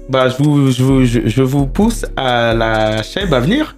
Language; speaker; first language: French; native; French